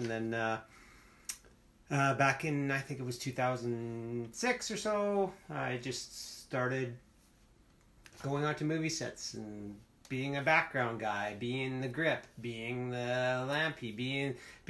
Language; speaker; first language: English; native; English